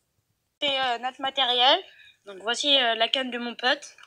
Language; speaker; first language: French; native; French